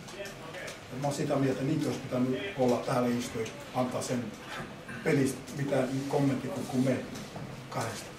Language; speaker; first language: Finnish; non-native, fluent; Albanian